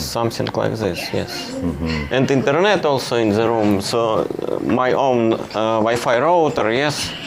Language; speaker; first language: English; non-native, learner; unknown